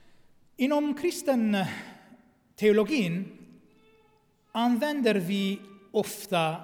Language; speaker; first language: Swedish; non-native, fluent; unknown